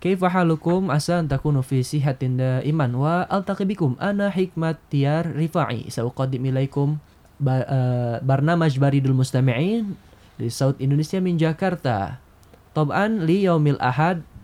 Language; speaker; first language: Arabic; non-native, fluent; Indonesian